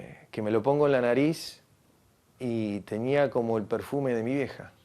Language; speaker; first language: Spanish; native; Spanish